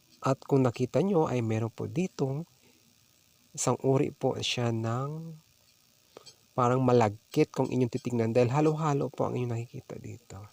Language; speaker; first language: Filipino; non-native, local second language; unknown